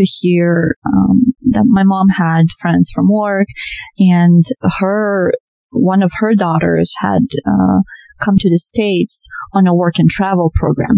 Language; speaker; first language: English; non-native, fluent; Romanian